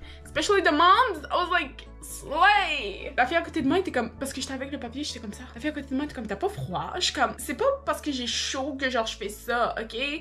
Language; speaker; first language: French; native; French